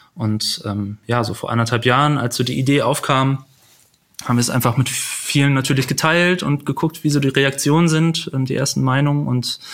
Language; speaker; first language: German; native; German